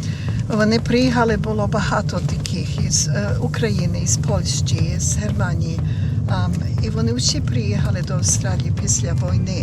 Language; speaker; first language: Ukrainian; early bilingual, heritage; Ukrainian